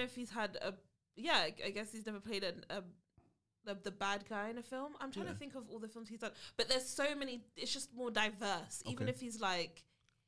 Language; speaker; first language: English; native; English